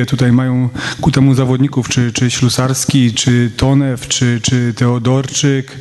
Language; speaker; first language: Polish; native; Polish